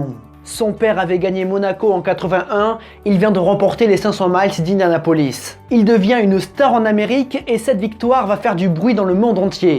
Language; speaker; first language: French; native; French